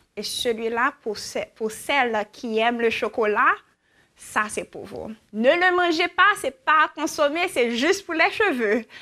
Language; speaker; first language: French; native; French